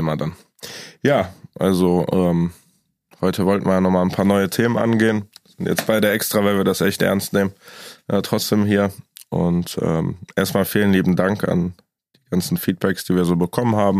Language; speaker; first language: German; native; German